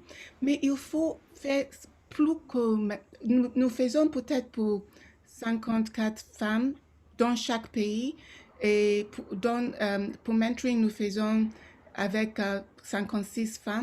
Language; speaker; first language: French; non-native, local second language; Yoruba